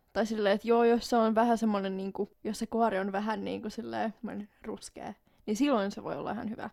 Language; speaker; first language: Finnish; non-native, local second language; Swedish